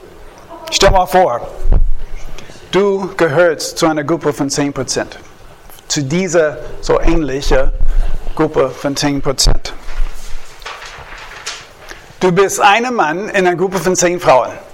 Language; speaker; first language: German; non-native, fluent; English